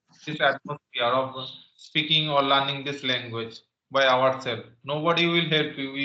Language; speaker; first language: English; non-native, local second language; Santali